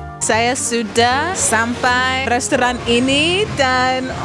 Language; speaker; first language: Indonesian; non-native, learner; English